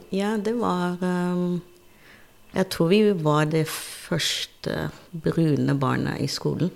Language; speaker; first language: Norwegian; non-native, fluent; Dutch